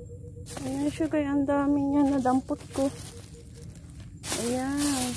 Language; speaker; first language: Filipino; non-native, local second language; Aklanon